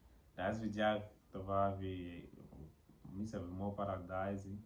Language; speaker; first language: Bulgarian; non-native, learner; Portuguese